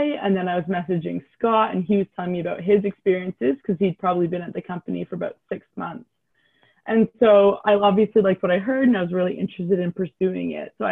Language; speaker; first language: English; native; English